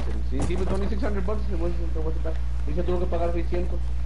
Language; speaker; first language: Spanish; early bilingual, heritage; Spanish